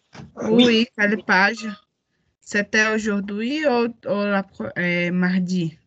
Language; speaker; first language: French; non-native, learner; Portuguese